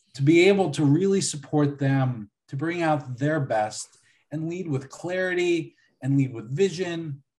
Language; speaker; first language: English; native; English